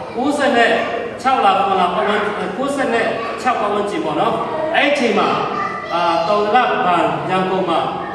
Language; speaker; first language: Burmese; non-native, local second language; Tedim Chin